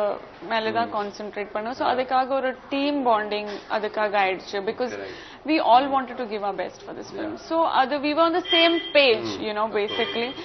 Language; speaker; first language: Tamil; non-native, fluent; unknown